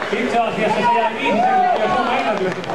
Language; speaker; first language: Finnish; native; Finnish